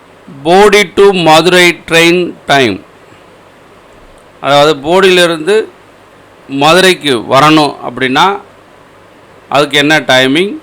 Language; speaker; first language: Tamil; native; Tamil